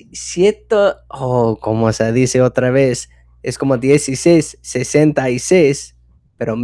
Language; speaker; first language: Spanish; non-native, fluent; English